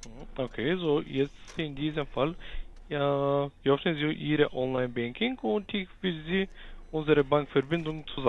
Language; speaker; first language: German; non-native, learner; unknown